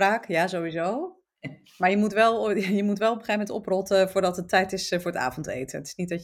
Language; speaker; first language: Dutch; native; Dutch